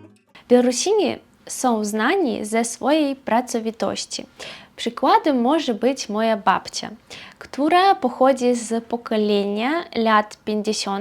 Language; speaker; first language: Polish; non-native, fluent; Belarusian